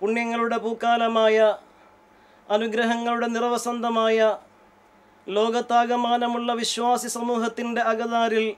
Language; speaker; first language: Malayalam; native; Malayalam